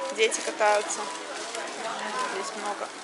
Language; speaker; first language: Russian; native; Russian